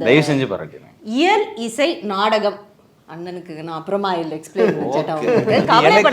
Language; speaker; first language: Tamil; native; Tamil